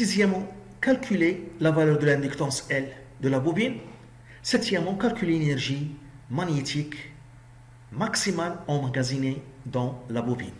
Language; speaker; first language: French; non-native, local second language; Arabic